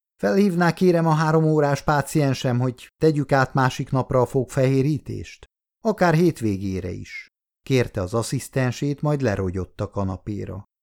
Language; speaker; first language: Hungarian; non-native, fluent; Swiss German